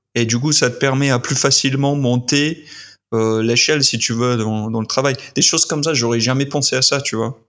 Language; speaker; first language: French; non-native, fluent; English